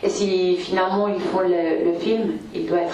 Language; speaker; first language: French; non-native, fluent; Spanish